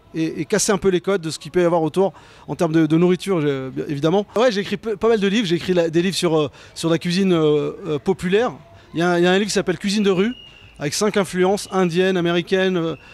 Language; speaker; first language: French; native; French